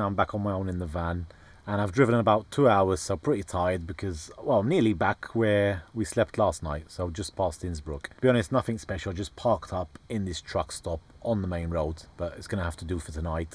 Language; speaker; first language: English; native; English